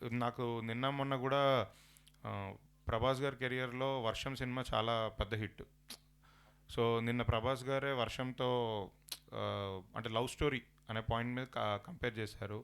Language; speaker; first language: Telugu; native; Telugu